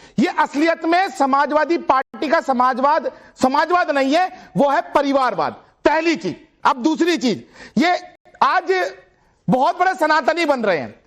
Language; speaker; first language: Hindi; native; Hindi